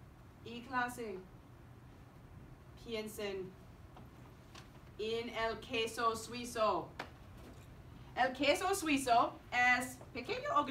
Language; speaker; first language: Spanish; non-native, fluent; English